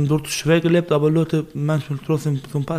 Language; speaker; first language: German; non-native, learner; Baluchi